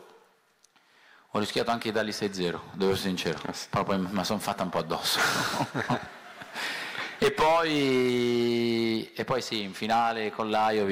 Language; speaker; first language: Italian; native; Italian